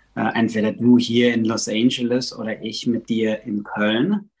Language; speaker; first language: German; native; German